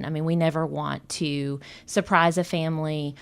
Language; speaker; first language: English; native; English